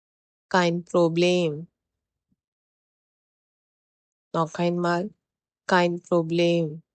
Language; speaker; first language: German; non-native, fluent; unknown